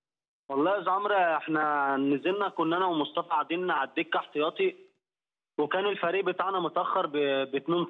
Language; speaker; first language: Arabic; native; Arabic